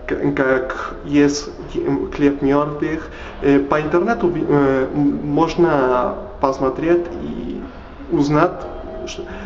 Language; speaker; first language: Russian; non-native, learner; Spanish